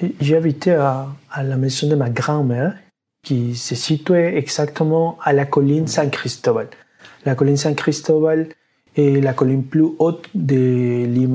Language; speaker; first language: French; non-native, learner; Spanish